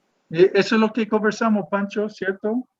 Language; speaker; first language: Spanish; non-native, fluent; English